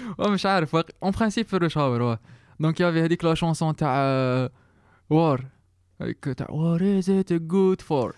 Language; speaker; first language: French; non-native, local second language; Arabic